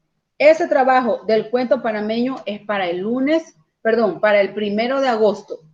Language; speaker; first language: Spanish; native; Spanish